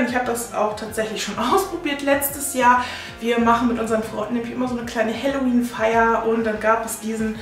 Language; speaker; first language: German; native; German